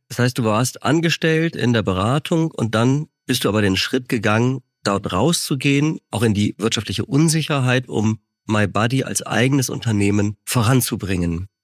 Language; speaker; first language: German; native; German